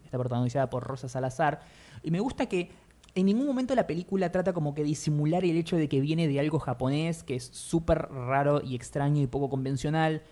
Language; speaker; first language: Spanish; native; Spanish